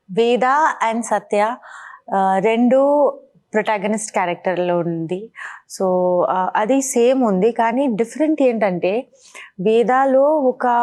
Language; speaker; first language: Telugu; non-native, learner; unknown